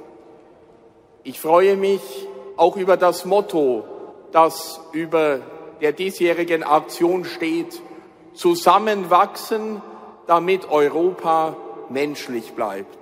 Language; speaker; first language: German; native; German